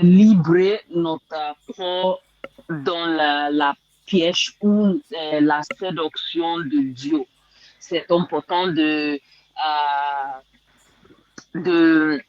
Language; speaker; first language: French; non-native, learner; English